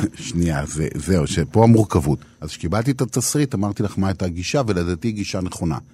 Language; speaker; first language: Hebrew; native; Hebrew